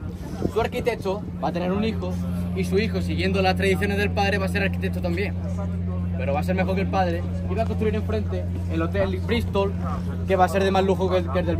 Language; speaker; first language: Spanish; native; Spanish